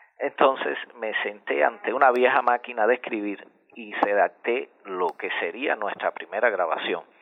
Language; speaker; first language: Spanish; native; Spanish